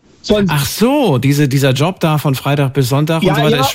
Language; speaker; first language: German; native; German